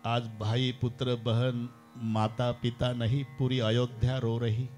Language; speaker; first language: Hindi; non-native, local second language; Marathi